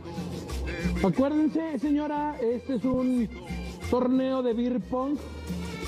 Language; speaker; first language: Spanish; native; Spanish